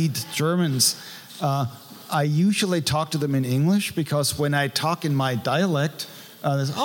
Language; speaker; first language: English; non-native, fluent; German